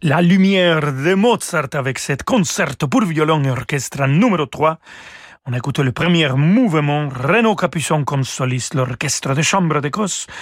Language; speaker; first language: French; non-native, fluent; Spanish